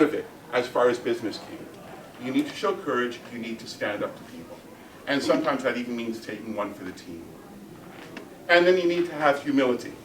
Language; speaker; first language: English; native; English